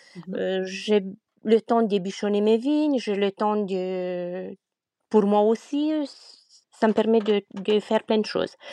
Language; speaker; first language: French; non-native, fluent; Romanian